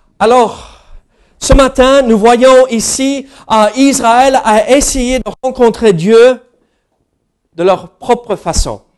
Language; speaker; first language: French; non-native, fluent; English